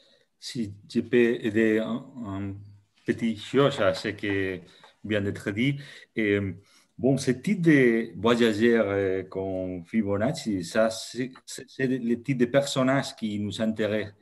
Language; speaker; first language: French; non-native, fluent; Catalan